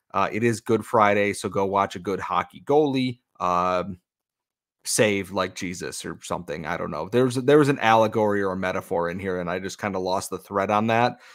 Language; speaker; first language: English; native; English